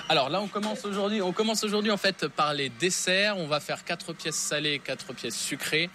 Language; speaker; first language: French; native; French